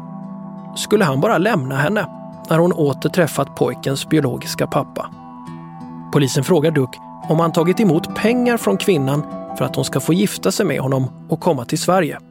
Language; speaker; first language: Swedish; native; Swedish